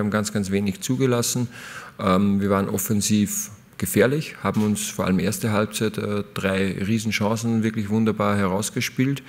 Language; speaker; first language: German; native; German